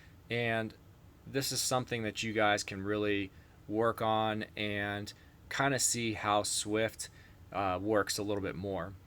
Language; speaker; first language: English; native; English